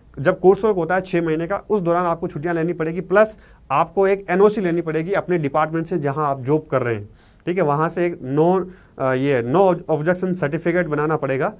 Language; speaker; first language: Hindi; native; Hindi